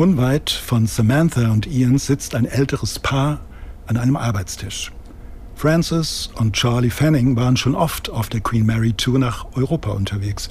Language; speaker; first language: German; native; German